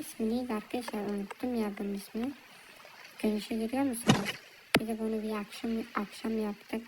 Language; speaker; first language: Turkish; early bilingual, heritage; Turkish